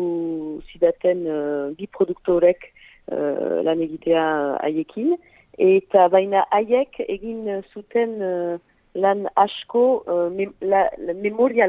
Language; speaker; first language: Basque; non-native, local second language; French